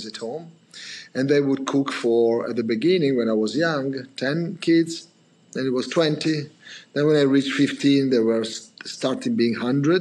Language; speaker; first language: English; non-native, fluent; Italian